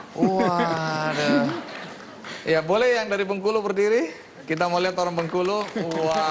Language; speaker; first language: Indonesian; native; Indonesian